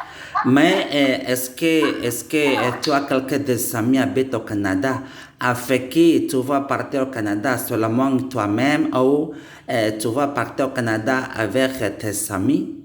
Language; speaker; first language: French; non-native, learner; Indonesian